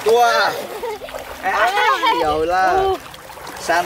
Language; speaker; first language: Chinese; non-native, learner; Vietnamese